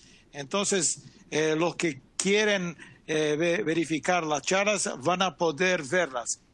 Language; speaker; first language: Spanish; non-native, fluent; Portuguese